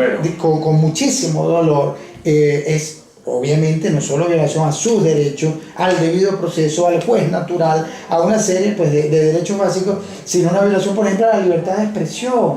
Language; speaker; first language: Spanish; native; Spanish